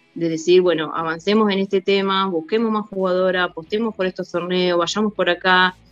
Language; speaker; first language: Spanish; native; Spanish